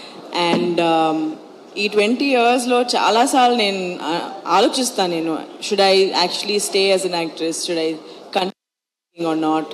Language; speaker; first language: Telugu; non-native, local second language; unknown